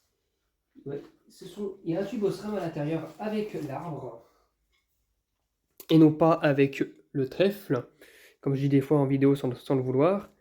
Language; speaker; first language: French; native; French